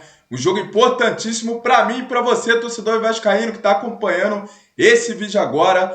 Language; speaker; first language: Portuguese; native; Portuguese